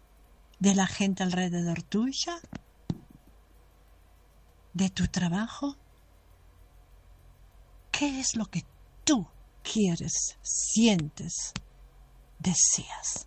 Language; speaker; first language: Spanish; non-native, fluent; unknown